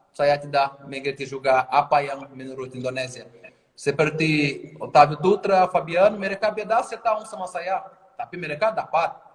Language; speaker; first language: Indonesian; non-native, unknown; Portuguese